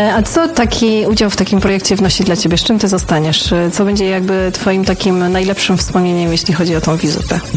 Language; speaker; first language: Polish; native; Polish